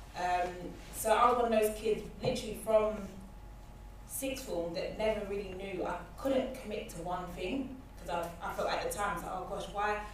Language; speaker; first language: English; native; English